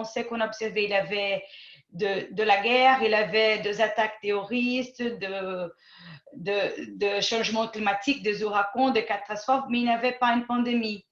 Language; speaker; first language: French; non-native, fluent; Portuguese